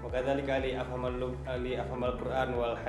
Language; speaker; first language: Arabic; non-native, learner; Indonesian